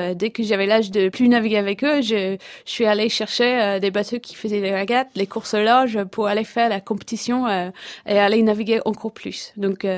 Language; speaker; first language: French; non-native, fluent; English